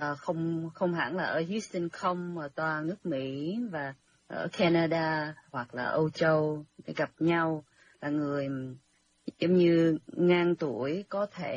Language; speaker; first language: Vietnamese; early bilingual, heritage; Vietnamese